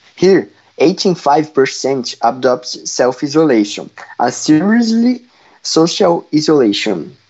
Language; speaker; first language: English; non-native, fluent; Portuguese